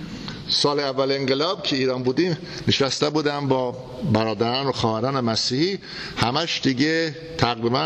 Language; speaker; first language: Persian; non-native, fluent; English